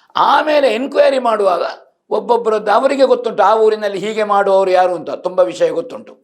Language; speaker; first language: Kannada; native; Kannada